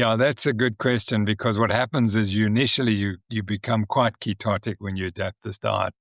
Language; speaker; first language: English; native; English